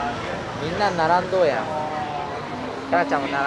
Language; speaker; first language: Japanese; non-native, fluent; Vietnamese